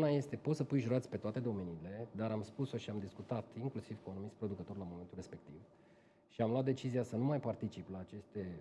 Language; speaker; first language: Romanian; native; Romanian